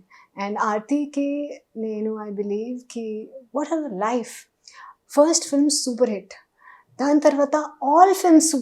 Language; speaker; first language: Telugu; non-native, local second language; Hindi